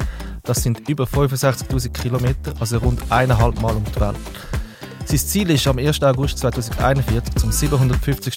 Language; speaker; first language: German; native; German